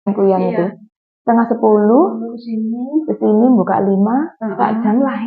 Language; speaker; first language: Indonesian; non-native, local second language; Javanese